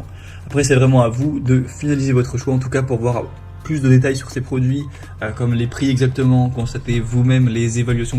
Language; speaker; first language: French; native; French